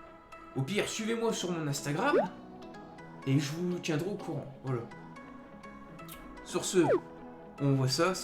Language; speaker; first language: French; native; French